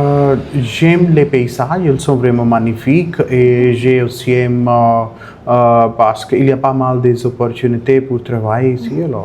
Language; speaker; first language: French; non-native, fluent; Hindi